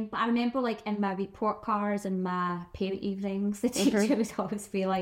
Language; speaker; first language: English; native; English